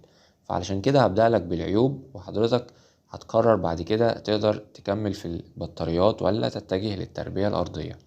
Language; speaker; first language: Arabic; native; Arabic